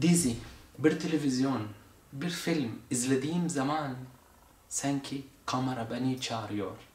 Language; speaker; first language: Turkish; non-native, fluent; Arabic